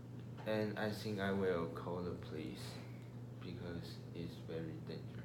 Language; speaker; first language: English; non-native, learner; Chinese